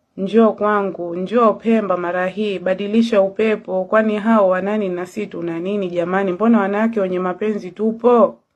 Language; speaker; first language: Swahili; native; Swahili